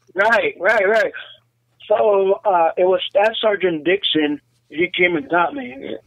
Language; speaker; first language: English; native; English